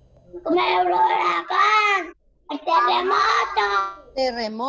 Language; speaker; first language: Spanish; native; Spanish